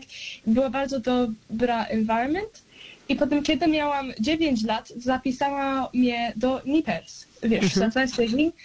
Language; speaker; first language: Polish; early bilingual, heritage; Polish